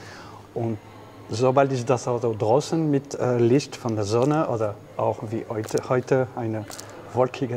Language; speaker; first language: German; non-native, fluent; French